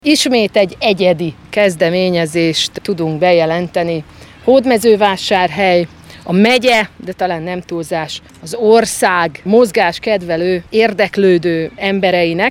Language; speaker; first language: Hungarian; native; Hungarian